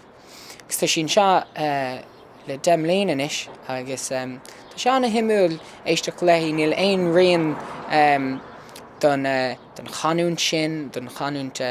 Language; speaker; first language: Irish; early bilingual, heritage; English